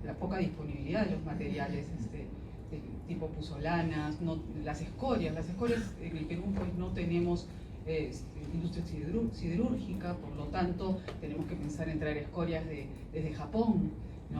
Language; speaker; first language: Spanish; native; Spanish